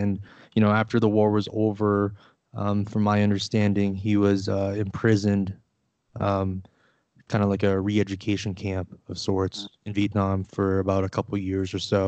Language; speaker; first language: English; early bilingual, other home language; Vietnamese